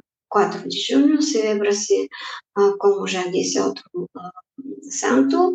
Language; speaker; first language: Portuguese; non-native, fluent; Bulgarian